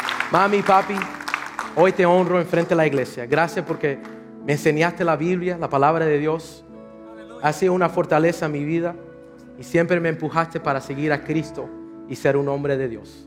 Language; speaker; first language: Spanish; early bilingual, heritage; Spanish